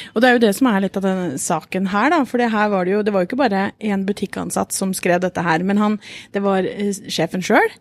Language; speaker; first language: Norwegian; native; Norwegian